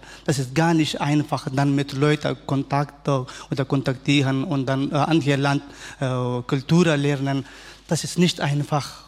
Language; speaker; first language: German; non-native, learner; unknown